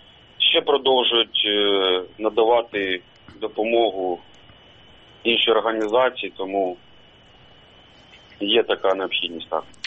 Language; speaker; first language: Ukrainian; native; Ukrainian